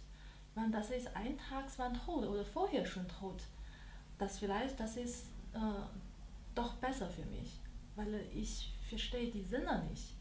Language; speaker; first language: German; non-native, learner; Chinese